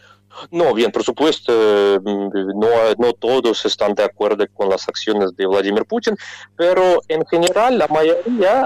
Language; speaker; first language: Spanish; non-native, fluent; Russian